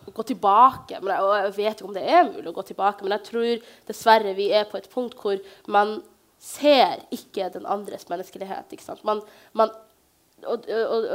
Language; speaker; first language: Norwegian; early bilingual, other home language; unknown